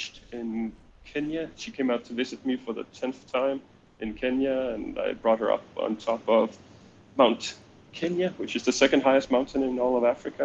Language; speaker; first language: English; non-native, fluent; Danish